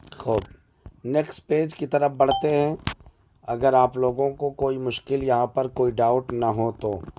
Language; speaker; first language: Urdu; native; Urdu